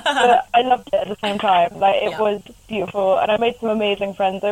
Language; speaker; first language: English; native; English